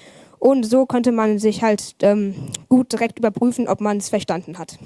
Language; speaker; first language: German; native; German